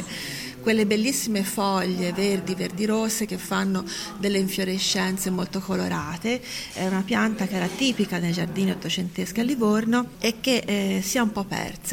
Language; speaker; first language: Italian; native; Italian